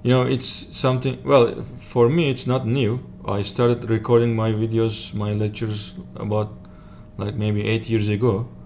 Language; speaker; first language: English; non-native, learner; Turkish